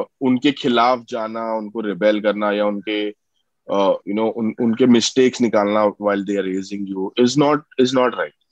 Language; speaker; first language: Hindi; non-native, local second language; Marathi